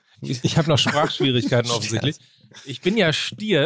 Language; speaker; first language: German; native; German